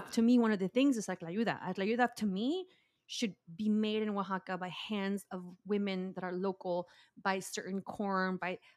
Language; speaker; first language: English; early bilingual, other home language; Spanish